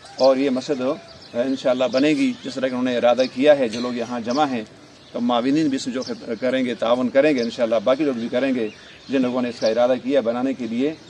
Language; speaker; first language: Urdu; non-native, local second language; Pashto